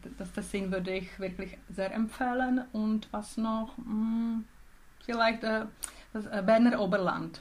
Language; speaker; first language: German; non-native, learner; Czech